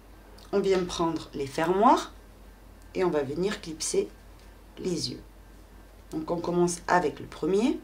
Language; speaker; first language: French; native; French